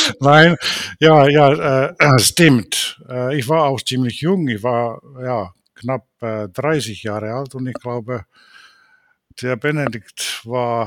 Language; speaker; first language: German; non-native, fluent; Finnish